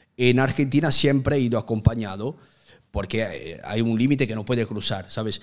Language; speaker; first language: Spanish; non-native, fluent; Italian